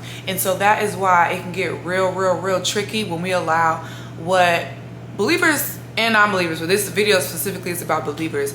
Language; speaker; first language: English; native; English